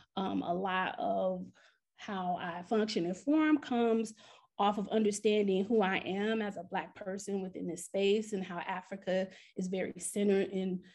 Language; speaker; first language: English; native; English